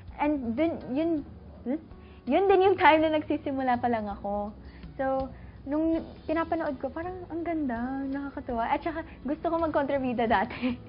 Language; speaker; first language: Filipino; early bilingual, other home language; English